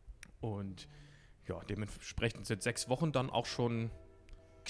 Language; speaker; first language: German; native; German